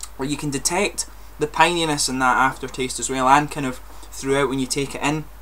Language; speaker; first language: English; native; English